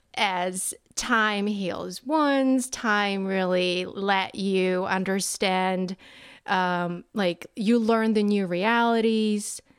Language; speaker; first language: English; non-native, fluent; Polish